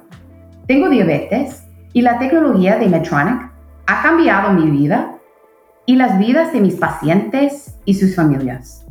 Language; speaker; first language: Spanish; non-native, fluent; English